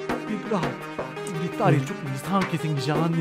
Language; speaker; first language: Korean; native; Korean